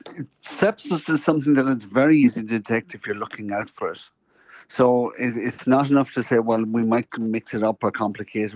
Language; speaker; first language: English; native; English